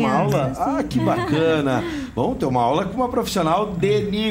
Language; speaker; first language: Portuguese; native; Portuguese